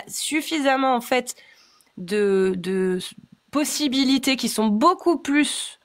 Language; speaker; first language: French; native; French